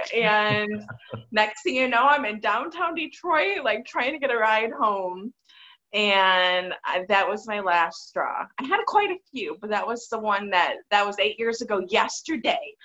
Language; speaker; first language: English; native; English